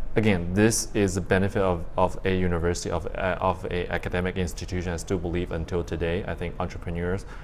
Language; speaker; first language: English; early bilingual, other home language; Chinese